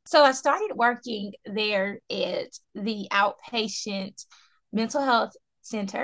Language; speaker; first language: English; native; English